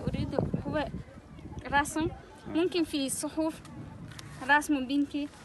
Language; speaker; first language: Arabic; non-native, learner; Tajik